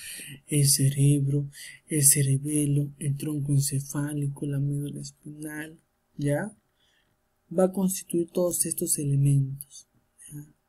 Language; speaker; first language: Spanish; native; Spanish